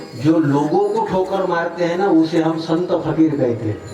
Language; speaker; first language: Hindi; non-native, local second language; Marathi